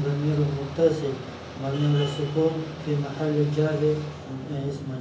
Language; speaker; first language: Arabic; non-native, learner; Chechen